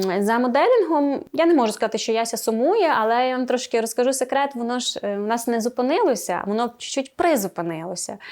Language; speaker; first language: Ukrainian; native; Ukrainian